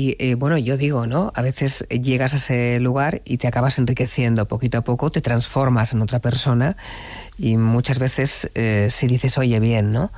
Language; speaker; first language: Spanish; native; Spanish